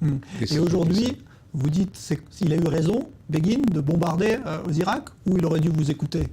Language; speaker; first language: French; native; French